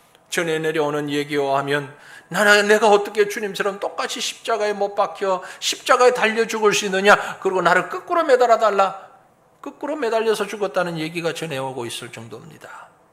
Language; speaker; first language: Korean; native; Korean